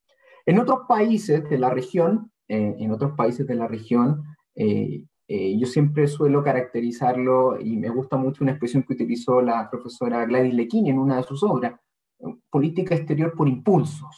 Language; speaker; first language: Spanish; native; Spanish